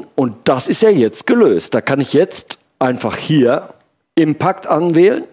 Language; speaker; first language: German; native; German